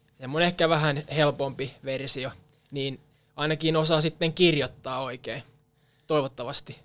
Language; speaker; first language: Finnish; non-native, local second language; Swedish